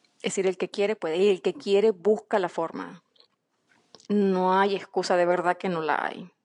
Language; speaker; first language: Spanish; native; Spanish